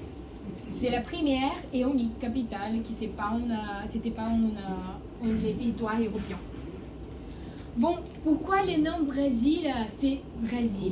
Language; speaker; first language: French; non-native, learner; Portuguese